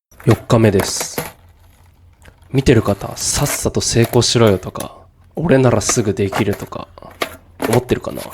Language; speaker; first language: Japanese; native; Japanese